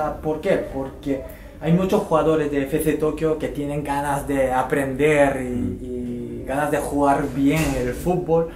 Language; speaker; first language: Spanish; non-native, fluent; Japanese